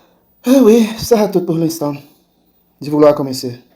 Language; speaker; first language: French; non-native, learner; Portuguese